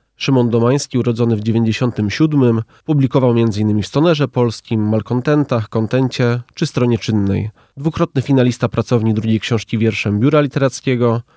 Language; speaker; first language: Polish; native; Polish